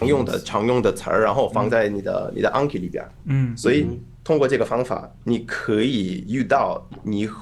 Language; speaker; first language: Chinese; non-native, fluent; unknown